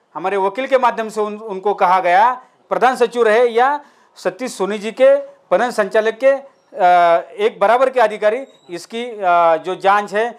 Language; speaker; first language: Hindi; non-native, local second language; Marathi